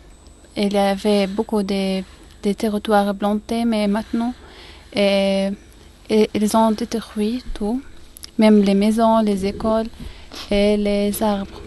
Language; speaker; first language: French; non-native, learner; Arabic